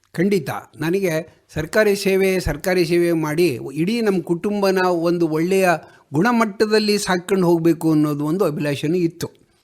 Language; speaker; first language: Kannada; native; Kannada